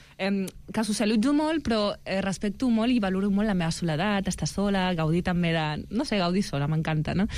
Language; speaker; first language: Catalan; early bilingual, other home language; Arabic